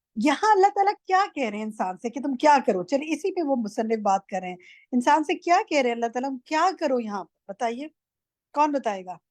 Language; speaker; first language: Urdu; native; Urdu